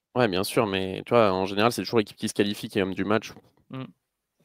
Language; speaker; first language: French; native; French